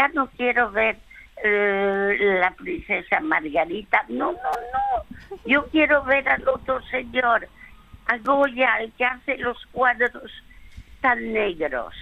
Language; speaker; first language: Spanish; early bilingual, other home language; French